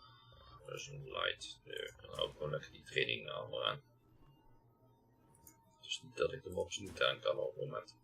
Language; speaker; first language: Dutch; native; Dutch